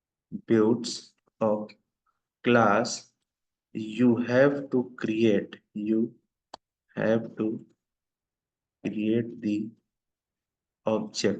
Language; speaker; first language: English; non-native, local second language; Hindi